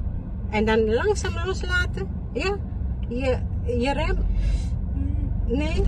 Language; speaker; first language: Dutch; non-native, fluent; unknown